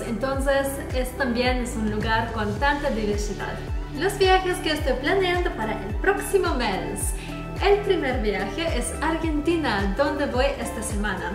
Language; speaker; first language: Spanish; non-native, fluent; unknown